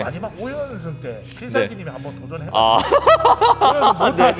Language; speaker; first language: Korean; native; Korean